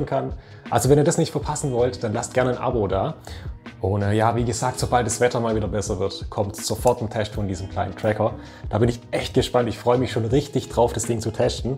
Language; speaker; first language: German; native; German